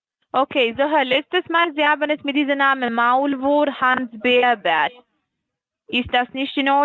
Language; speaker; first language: German; non-native, fluent; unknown